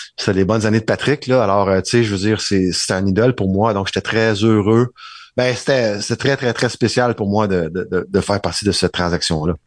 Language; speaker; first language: French; native; French